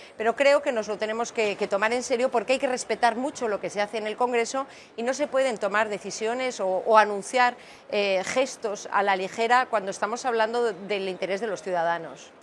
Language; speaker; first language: Spanish; native; Spanish